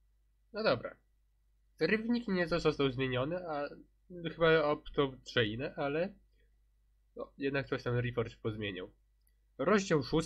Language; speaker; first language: Polish; native; Polish